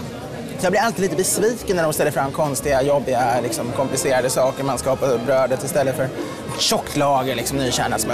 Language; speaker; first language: Swedish; native; Swedish